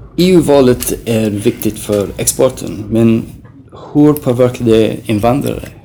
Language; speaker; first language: Swedish; non-native, learner; English